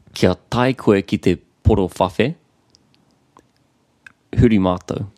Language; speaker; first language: Māori; non-native, local second language; English